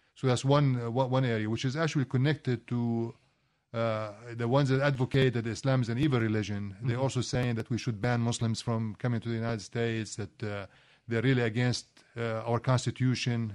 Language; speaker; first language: English; non-native, fluent; Arabic